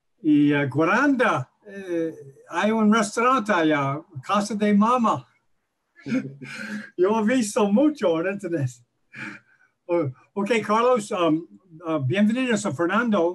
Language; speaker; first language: Spanish; non-native, learner; English